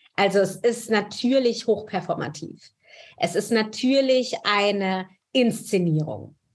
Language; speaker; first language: German; native; German